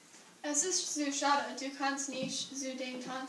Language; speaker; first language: German; non-native, learner; English